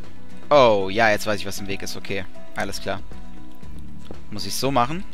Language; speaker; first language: German; native; German